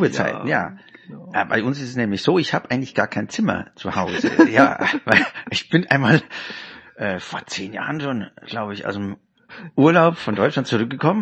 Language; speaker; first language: German; native; German